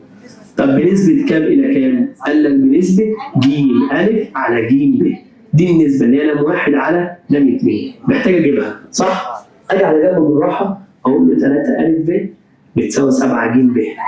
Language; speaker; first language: Arabic; native; Arabic